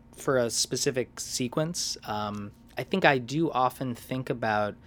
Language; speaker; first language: English; native; English